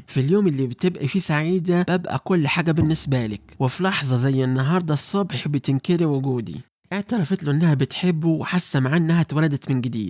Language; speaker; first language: Arabic; native; Arabic